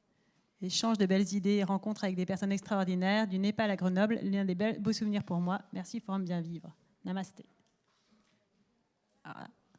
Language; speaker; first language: French; native; French